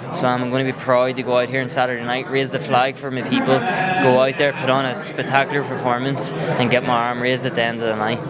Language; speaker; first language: English; native; English